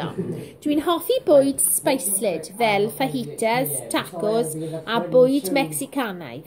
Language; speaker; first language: Welsh; non-native, local second language; English